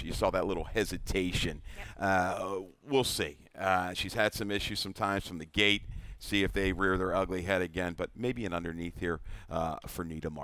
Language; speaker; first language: English; native; English